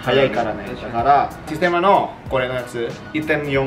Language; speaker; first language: Japanese; non-native, fluent; Indonesian